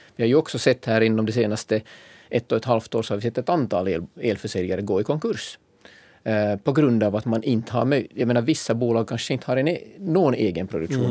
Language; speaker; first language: Swedish; native; Swedish